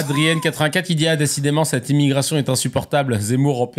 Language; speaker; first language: French; native; French